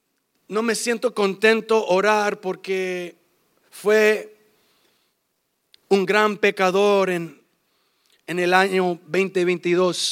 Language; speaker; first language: Spanish; early bilingual, heritage; English